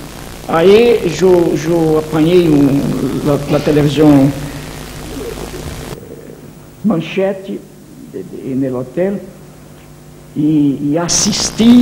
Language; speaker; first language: Spanish; non-native, fluent; Portuguese